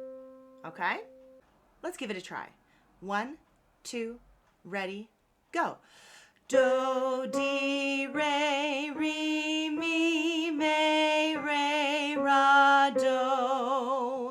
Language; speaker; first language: English; native; English